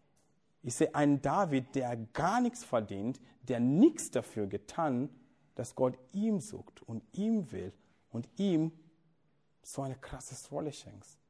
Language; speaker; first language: German; non-native, fluent; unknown